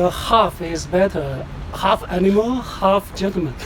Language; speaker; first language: English; non-native, learner; Chinese